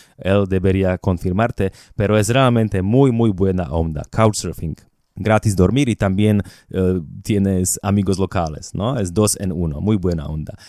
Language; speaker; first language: Spanish; non-native, fluent; Slovak